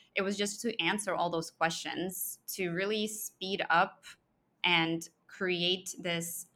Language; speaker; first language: English; early bilingual, other home language; Russian